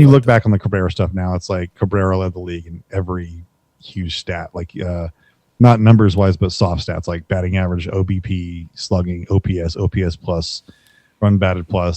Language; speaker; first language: English; native; English